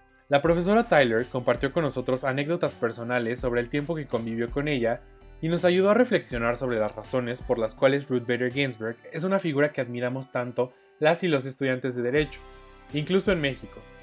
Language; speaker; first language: Spanish; native; Spanish